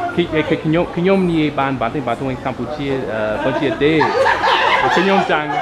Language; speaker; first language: Vietnamese; non-native, learner; English